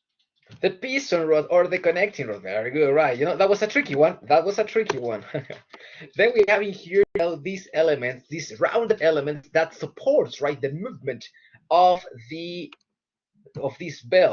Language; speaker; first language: English; non-native, fluent; Spanish